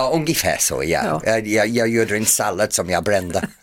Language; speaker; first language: Swedish; non-native, fluent; English